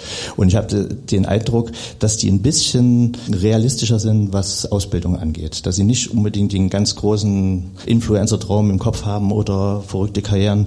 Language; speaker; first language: German; native; German